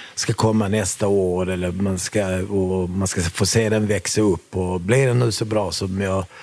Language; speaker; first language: Swedish; early bilingual, other home language; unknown